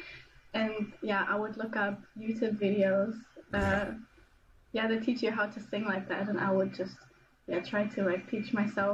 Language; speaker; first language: English; non-native, fluent; German